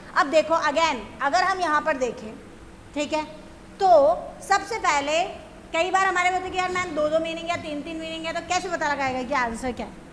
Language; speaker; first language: Hindi; native; Hindi